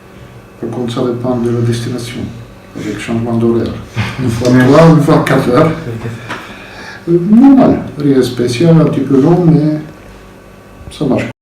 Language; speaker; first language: French; non-native, fluent; Bulgarian